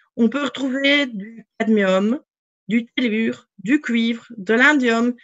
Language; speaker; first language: French; native; French